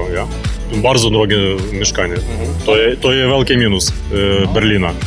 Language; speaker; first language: Polish; non-native, learner; Ukrainian